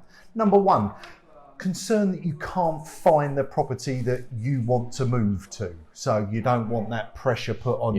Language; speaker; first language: English; native; English